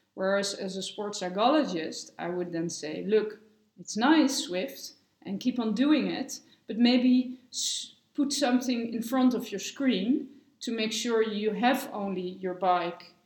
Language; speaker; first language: English; non-native, fluent; Dutch